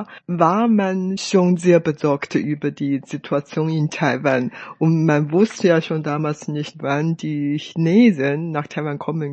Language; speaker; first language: German; non-native, fluent; Chinese